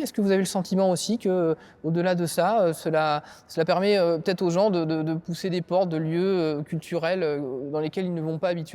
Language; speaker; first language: French; native; French